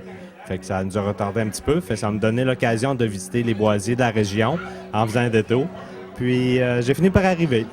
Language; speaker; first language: French; native; French